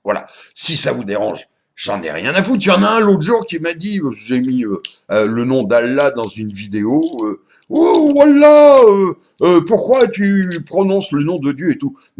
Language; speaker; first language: French; native; French